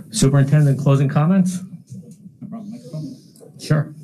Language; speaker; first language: English; native; English